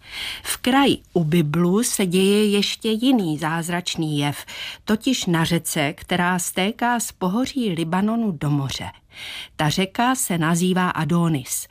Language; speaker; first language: Czech; native; Czech